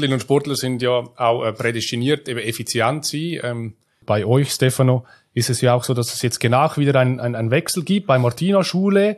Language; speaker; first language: German; native; German